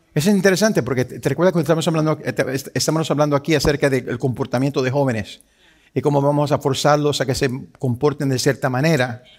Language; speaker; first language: Spanish; early bilingual, heritage; Spanish